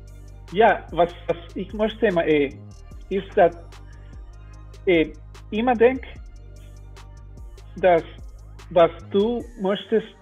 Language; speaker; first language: German; non-native, learner; Spanish